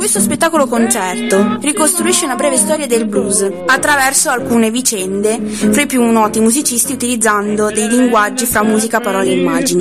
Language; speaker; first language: Italian; native; Italian